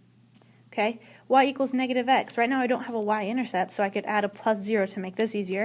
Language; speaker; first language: English; native; English